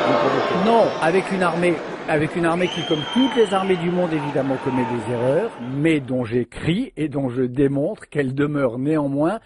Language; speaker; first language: French; native; French